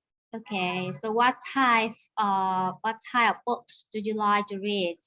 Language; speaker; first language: English; non-native, learner; Vietnamese